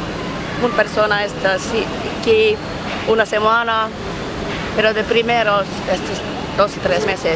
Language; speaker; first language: Spanish; non-native, learner; Finnish